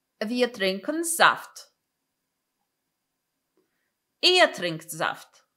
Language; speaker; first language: German; non-native, fluent; Polish